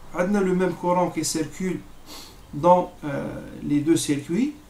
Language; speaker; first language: French; non-native, local second language; Arabic